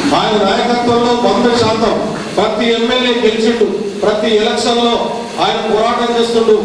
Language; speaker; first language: Telugu; non-native, local second language; Lambadi